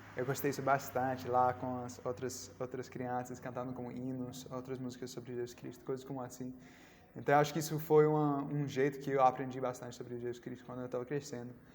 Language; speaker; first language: Portuguese; non-native, learner; English